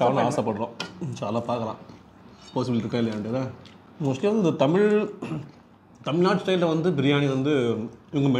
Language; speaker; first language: Tamil; native; Tamil